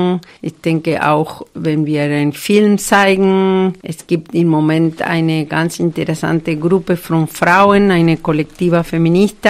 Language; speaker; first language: German; non-native, fluent; Spanish